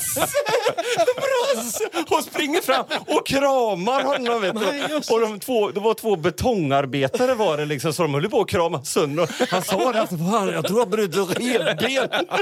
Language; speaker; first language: Swedish; native; Swedish